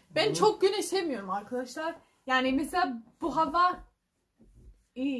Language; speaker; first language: Turkish; non-native, learner; English